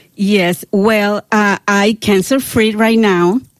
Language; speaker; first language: English; non-native, learner; Spanish